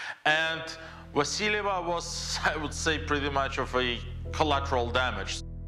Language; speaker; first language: English; non-native, fluent; Russian